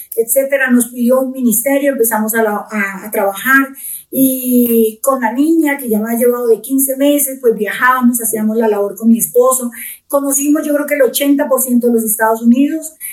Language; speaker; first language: Spanish; native; Spanish